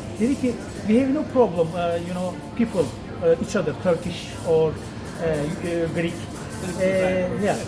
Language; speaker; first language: English; non-native, local second language; Turkish